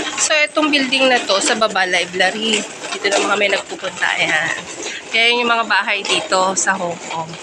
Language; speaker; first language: Filipino; native; Filipino